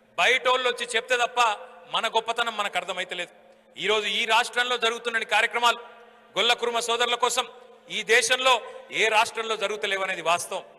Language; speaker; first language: Telugu; native; Telugu